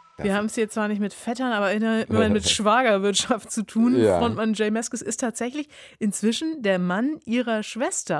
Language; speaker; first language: German; native; German